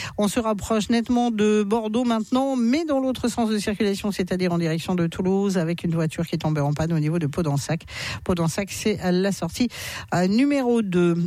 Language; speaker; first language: French; native; French